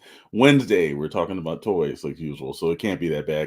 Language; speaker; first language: English; native; English